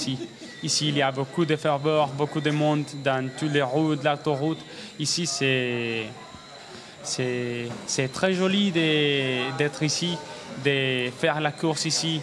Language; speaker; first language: French; non-native, learner; Spanish